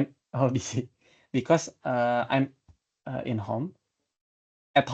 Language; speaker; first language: English; non-native, learner; Indonesian